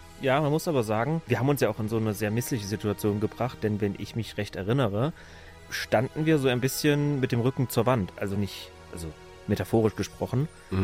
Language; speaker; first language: German; native; German